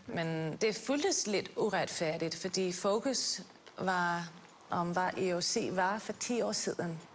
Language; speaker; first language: Danish; non-native, fluent; English